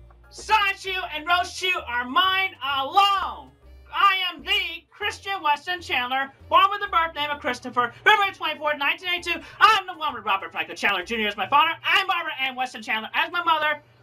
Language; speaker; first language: English; native; English